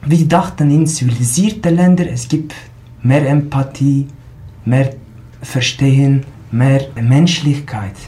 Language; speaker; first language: German; non-native, learner; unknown